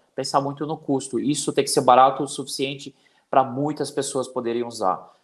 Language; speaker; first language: Portuguese; native; Portuguese